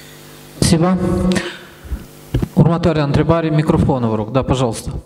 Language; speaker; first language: Russian; non-native, local second language; Romanian